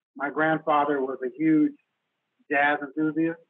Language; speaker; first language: English; native; English